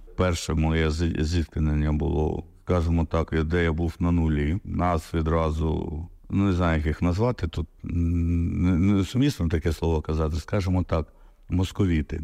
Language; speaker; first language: Ukrainian; non-native, local second language; Russian